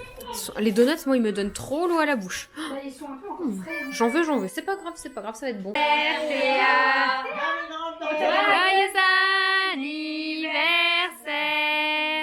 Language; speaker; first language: French; native; French